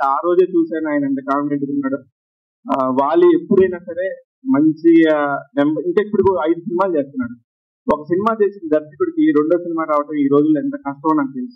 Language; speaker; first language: Telugu; native; Telugu